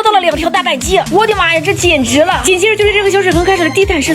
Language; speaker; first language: Chinese; native; Chinese